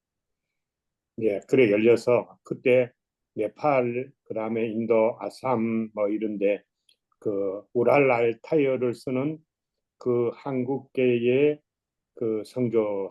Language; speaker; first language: Korean; native; Korean